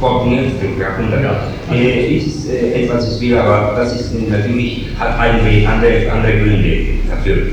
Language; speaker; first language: German; non-native, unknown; Spanish